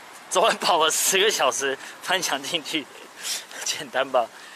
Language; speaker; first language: Chinese; early bilingual, heritage; Chinese